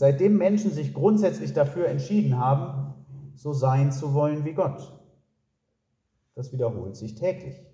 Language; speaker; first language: German; native; German